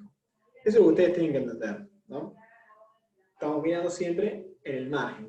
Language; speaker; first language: Spanish; native; Spanish